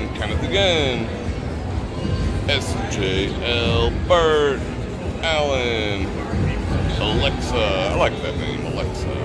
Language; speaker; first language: English; native; English